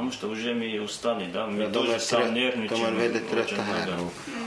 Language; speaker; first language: Swedish; non-native, fluent; Russian